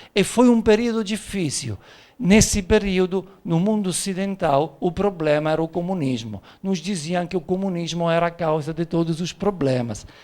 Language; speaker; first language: Portuguese; non-native, fluent; Italian